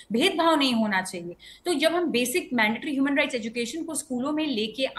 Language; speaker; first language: Hindi; non-native, local second language; Bangla